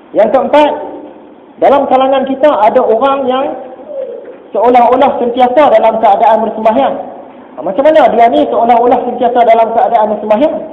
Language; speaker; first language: Malay; native; Malay